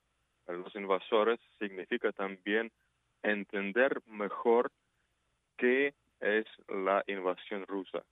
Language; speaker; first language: Spanish; non-native, fluent; Ukrainian